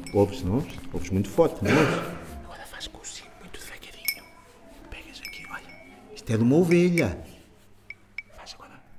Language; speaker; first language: Portuguese; native; Portuguese